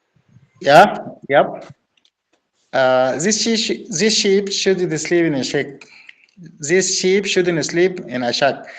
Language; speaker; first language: English; non-native, learner; Arabic